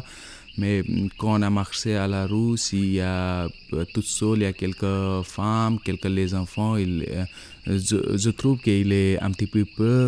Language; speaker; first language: French; non-native, learner; Nepali